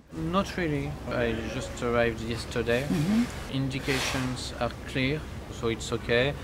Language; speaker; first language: English; non-native, learner; French